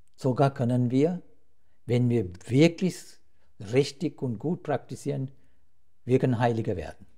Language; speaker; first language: German; non-native, fluent; Sinhala